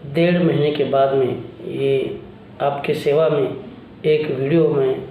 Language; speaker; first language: Hindi; non-native, local second language; Marathi